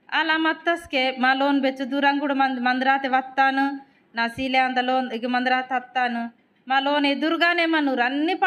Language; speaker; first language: Telugu; non-native, local second language; Koya